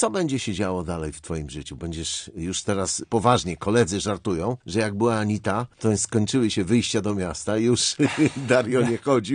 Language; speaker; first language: Polish; native; Polish